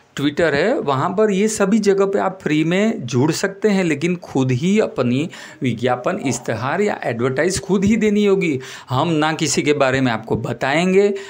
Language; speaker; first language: Hindi; non-native, local second language; Gujarati